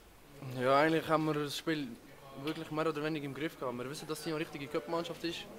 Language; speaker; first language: German; native; German